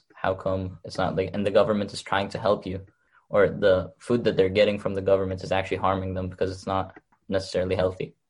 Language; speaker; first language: English; early bilingual, other home language; Arabic